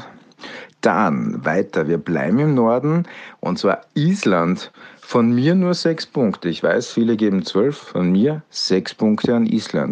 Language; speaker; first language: German; native; German